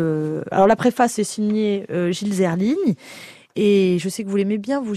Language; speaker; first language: French; native; French